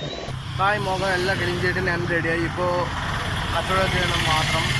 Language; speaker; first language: Malayalam; non-native, learner; Bangla